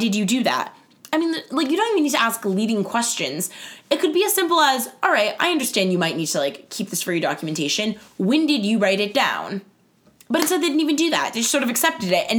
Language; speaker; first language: English; native; English